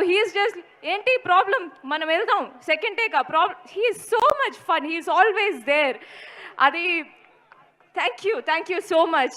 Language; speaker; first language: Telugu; non-native, learner; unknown